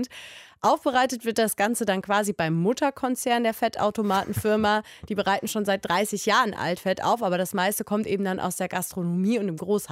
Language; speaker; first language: German; native; German